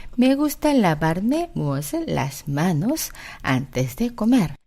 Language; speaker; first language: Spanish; non-native, fluent; Korean